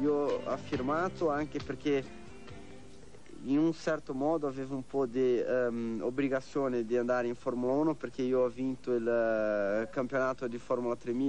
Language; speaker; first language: Italian; non-native, fluent; Portuguese